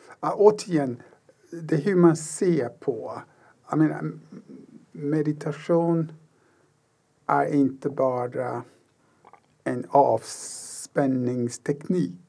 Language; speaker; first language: Swedish; non-native, fluent; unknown